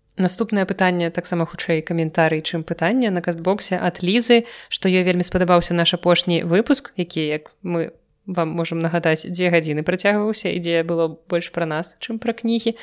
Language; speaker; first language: Belarusian; non-native, local second language; Russian